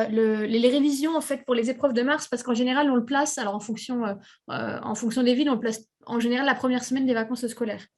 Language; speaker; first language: French; native; French